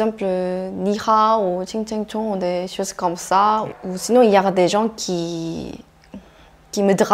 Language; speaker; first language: French; non-native, fluent; Korean